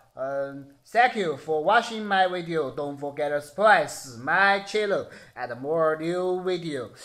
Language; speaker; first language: English; non-native, learner; Chinese